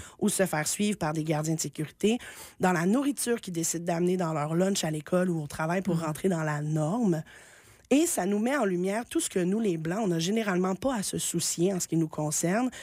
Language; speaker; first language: French; native; French